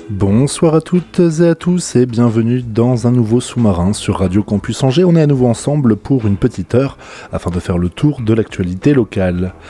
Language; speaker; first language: French; native; French